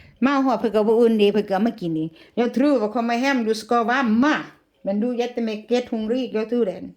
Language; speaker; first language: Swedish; non-native, learner; Thai